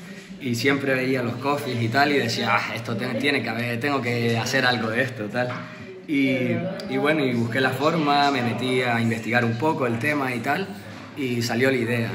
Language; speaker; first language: Spanish; native; Spanish